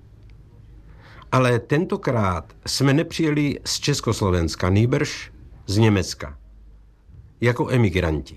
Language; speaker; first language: Czech; native; Czech